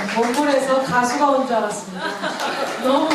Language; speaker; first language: Korean; native; Korean